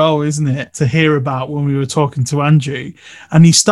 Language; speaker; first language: English; native; English